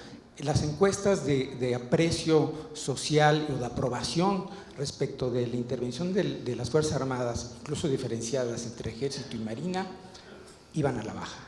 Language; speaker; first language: Spanish; native; Spanish